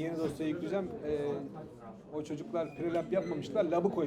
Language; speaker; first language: Turkish; native; Turkish